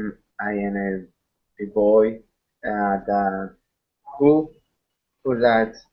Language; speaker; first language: English; non-native, learner; Spanish